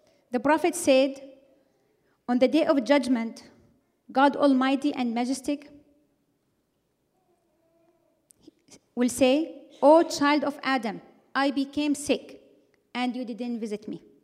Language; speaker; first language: English; non-native, fluent; Arabic